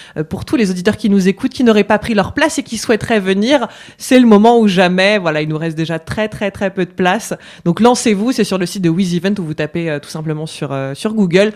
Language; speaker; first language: French; native; French